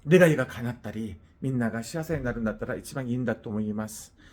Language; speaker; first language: Japanese; non-native, fluent; Korean